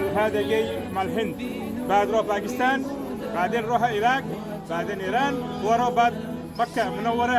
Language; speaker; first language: Arabic; non-native, learner; Hindi